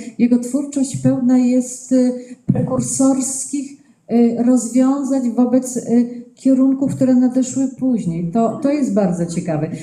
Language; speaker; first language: Polish; native; Polish